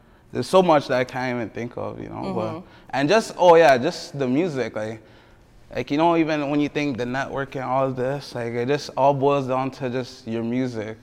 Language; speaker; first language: English; early bilingual, other home language; French